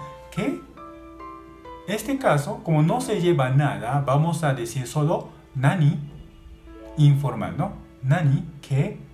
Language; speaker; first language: Spanish; non-native, learner; Japanese